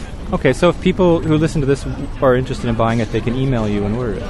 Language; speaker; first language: English; native; English